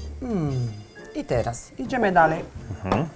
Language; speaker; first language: Polish; non-native, learner; Italian